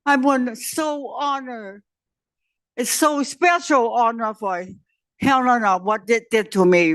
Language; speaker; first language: English; non-native, learner; Chinese